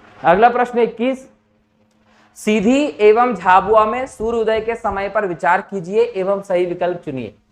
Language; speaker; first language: Hindi; native; Hindi